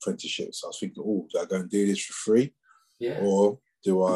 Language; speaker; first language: English; native; English